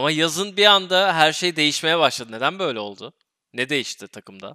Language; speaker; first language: Turkish; native; Turkish